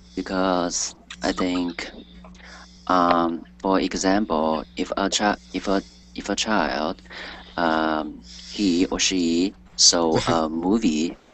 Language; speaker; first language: English; non-native, learner; Chinese